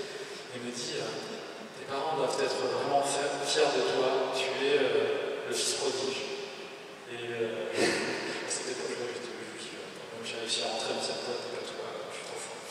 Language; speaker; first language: French; non-native, local second language; Malagasy